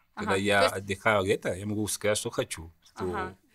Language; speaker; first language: Russian; non-native, fluent; French